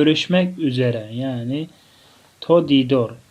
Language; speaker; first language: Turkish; non-native, fluent; Tajik